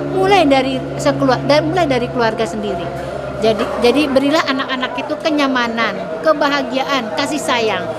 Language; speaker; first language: Indonesian; native; Indonesian